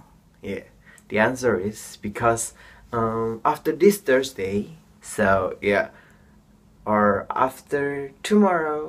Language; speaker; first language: English; non-native, learner; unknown